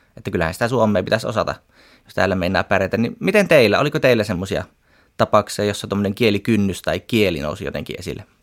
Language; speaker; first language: Finnish; native; Finnish